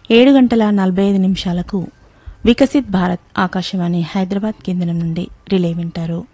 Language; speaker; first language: Telugu; native; Telugu